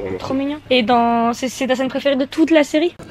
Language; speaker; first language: French; native; French